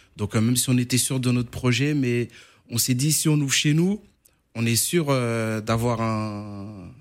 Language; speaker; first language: French; native; French